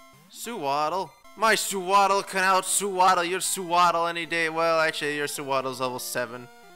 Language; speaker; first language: English; native; English